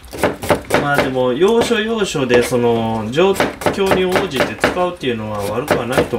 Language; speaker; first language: Japanese; native; Japanese